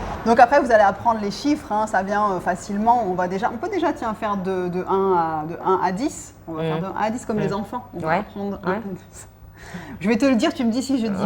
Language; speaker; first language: French; native; French